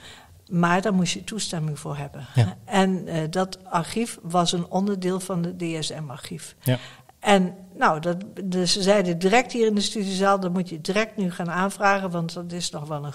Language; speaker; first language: Dutch; native; Dutch